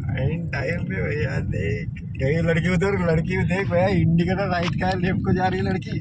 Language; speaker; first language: Hindi; non-native, local second language; Marathi